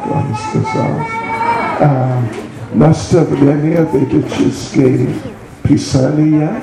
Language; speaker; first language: Russian; non-native, learner; English